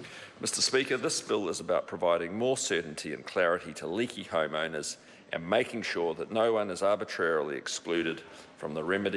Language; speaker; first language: English; native; English